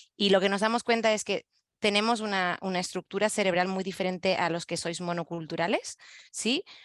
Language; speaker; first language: Spanish; non-native, fluent; French